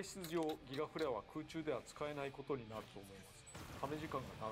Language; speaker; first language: Japanese; native; Japanese